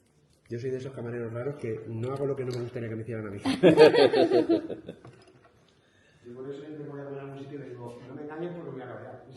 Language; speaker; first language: Spanish; native; Spanish